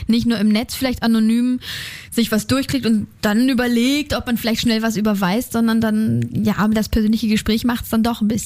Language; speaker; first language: German; native; German